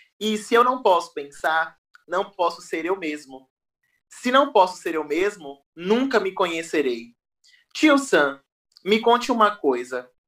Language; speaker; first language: Portuguese; native; Portuguese